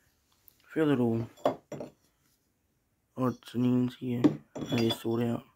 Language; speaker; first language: English; native; English